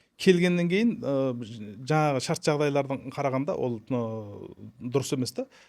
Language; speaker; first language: Kazakh; early bilingual, heritage; Kazakh